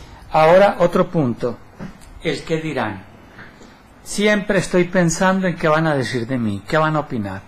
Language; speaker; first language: Spanish; native; Spanish